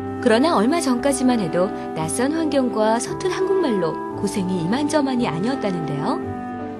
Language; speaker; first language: Korean; native; Korean